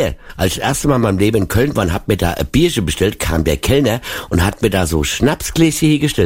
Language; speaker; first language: German; native; German